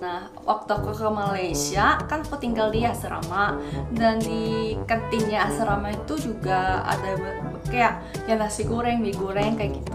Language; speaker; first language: Indonesian; non-native, fluent; Korean